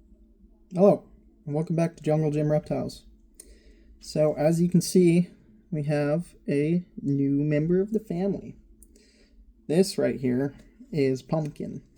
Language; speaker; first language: English; native; English